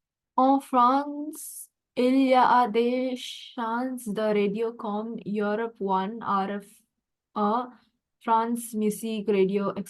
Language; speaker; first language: French; non-native, learner; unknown